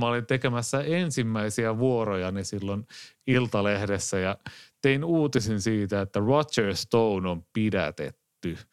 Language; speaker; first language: Finnish; native; Finnish